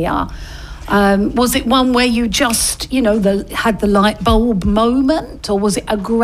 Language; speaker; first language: English; native; English